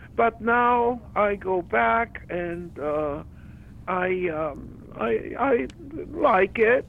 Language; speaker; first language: English; early bilingual, other home language; German